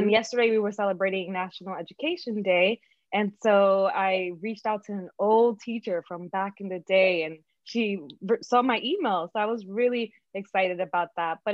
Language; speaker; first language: English; early bilingual, other home language; Spanish